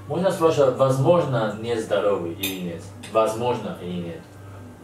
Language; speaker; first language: Russian; non-native, learner; Chinese